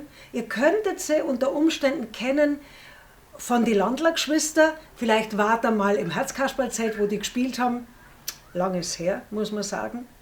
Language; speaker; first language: German; native; German